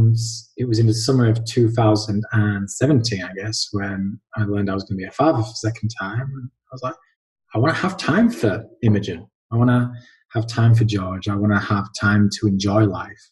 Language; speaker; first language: English; native; English